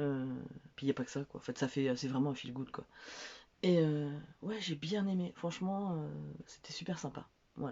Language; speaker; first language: French; native; French